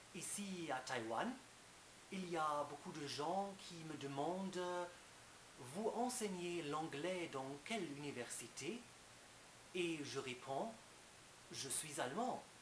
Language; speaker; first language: French; non-native, fluent; German